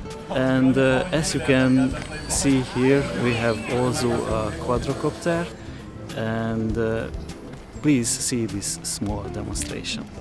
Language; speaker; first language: English; non-native, fluent; Hungarian